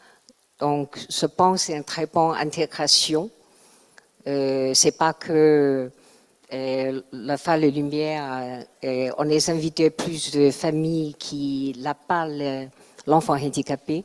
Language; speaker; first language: French; non-native, learner; Chinese